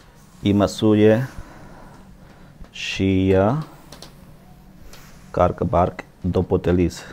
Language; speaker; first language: Polish; non-native, learner; Spanish